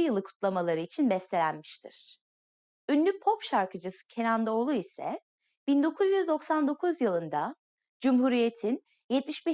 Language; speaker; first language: Turkish; native; Turkish